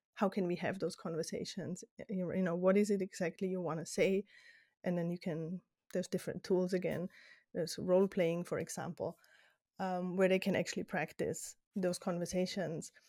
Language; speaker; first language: English; non-native, fluent; German